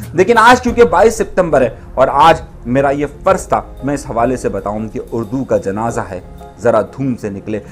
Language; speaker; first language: Urdu; native; Urdu